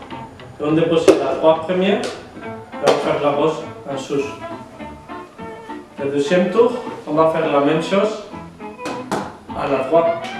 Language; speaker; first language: French; non-native, learner; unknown